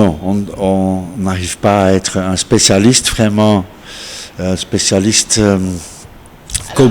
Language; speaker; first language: French; non-native, local second language; Dutch